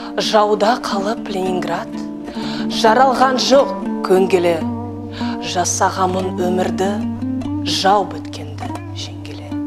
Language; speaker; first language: Kazakh; non-native, local second language; Russian